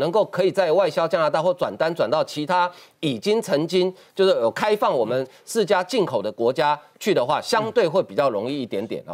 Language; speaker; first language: Chinese; native; Chinese